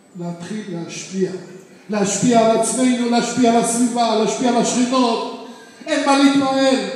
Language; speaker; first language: Hebrew; native; Hebrew